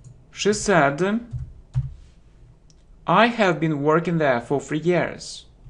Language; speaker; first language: English; non-native, fluent; Russian